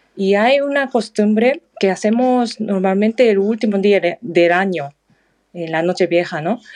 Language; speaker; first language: Spanish; non-native, fluent; Japanese